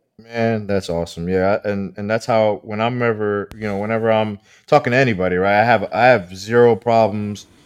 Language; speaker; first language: English; early bilingual, other home language; Spanish